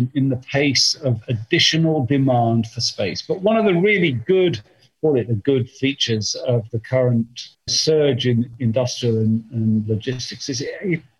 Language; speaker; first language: English; native; English